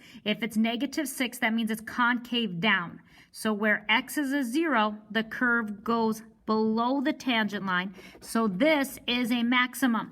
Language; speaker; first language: English; native; English